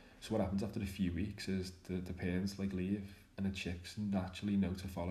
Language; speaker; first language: English; native; English